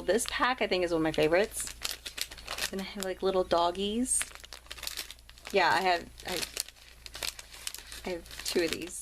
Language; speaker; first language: English; native; English